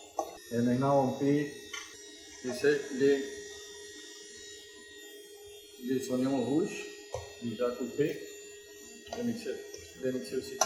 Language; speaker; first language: French; non-native, fluent; Spanish